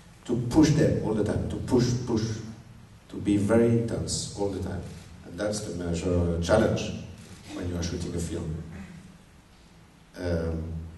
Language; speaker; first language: English; non-native, learner; French